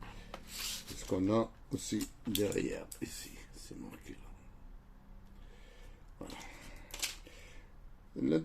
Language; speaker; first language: French; non-native, local second language; Arabic